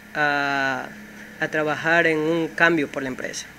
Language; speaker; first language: Spanish; native; Spanish